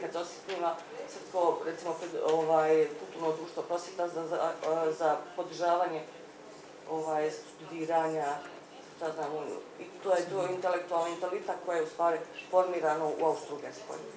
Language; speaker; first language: Bosnian; native; Bosnian